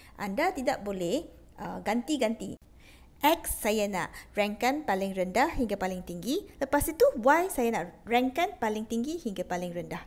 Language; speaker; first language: Malay; non-native, local second language; Chinese